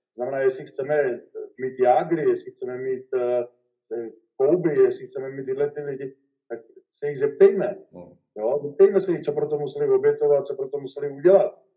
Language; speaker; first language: Czech; native; Czech